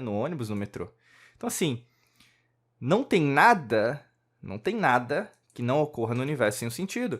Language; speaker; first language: Portuguese; native; Portuguese